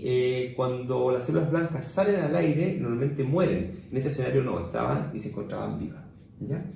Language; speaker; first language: Spanish; native; Spanish